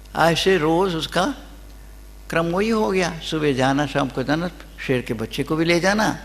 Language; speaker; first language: Hindi; non-native, local second language; Kannada